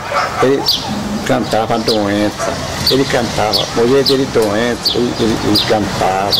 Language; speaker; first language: Portuguese; non-native, local second language; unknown